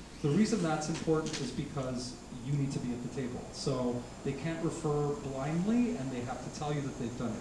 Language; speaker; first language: English; early bilingual, other home language; Spanish